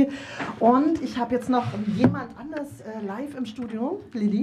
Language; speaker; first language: German; native; German